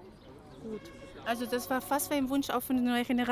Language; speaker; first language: German; non-native, learner; Spanish